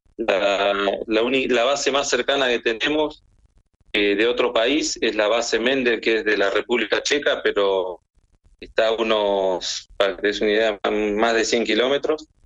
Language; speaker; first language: Spanish; native; Spanish